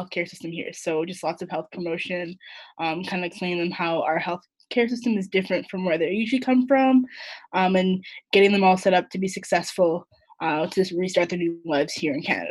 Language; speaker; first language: English; native; English